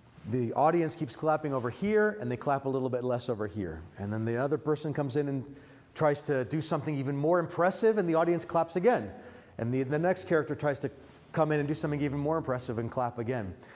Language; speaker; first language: English; native; English